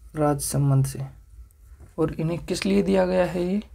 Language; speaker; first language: Hindi; native; Hindi